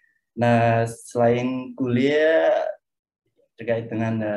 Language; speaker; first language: Indonesian; non-native, fluent; Khmer